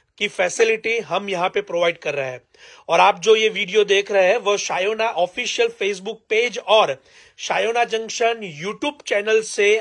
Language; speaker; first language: Hindi; non-native, local second language; Gujarati